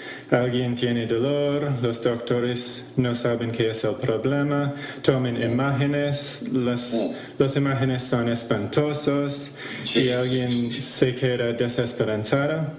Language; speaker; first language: Spanish; non-native, fluent; English